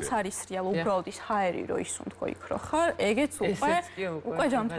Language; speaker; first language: Georgian; native; Georgian